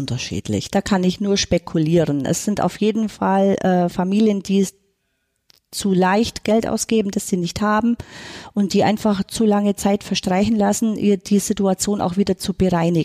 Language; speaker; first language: German; native; German